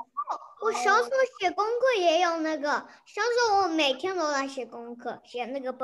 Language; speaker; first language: Chinese; early bilingual, heritage; English